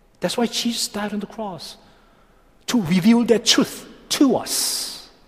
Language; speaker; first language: English; non-native, fluent; Korean